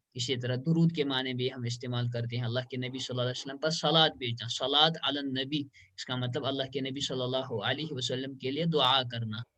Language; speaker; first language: Urdu; non-native, local second language; Kashmiri